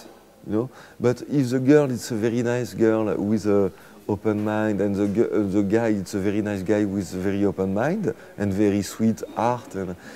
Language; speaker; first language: English; non-native, fluent; French